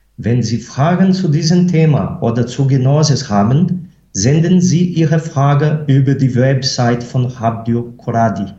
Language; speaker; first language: German; non-native, fluent; Portuguese